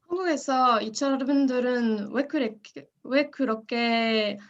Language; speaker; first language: Korean; non-native, learner; French